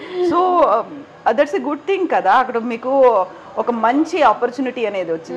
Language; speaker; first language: Telugu; native; Telugu